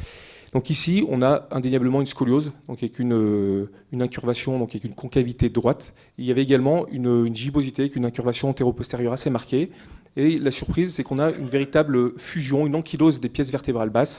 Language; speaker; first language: French; native; French